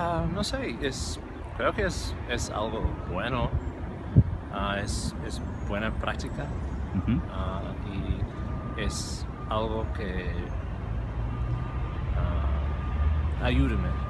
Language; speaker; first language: Spanish; non-native, learner; English